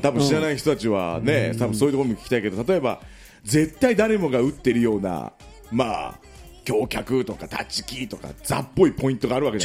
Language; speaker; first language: Japanese; native; Japanese